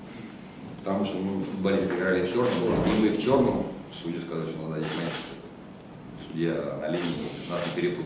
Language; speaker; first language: Russian; native; Russian